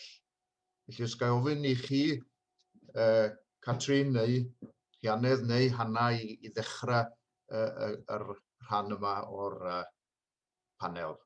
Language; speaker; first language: Welsh; native; Welsh